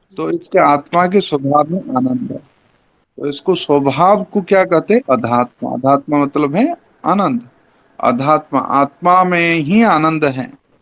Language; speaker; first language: Hindi; non-native, local second language; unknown